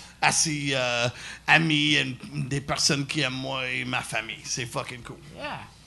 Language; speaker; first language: French; non-native, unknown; English